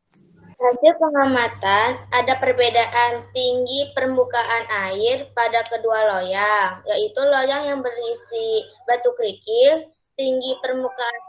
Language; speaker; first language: Indonesian; native; Indonesian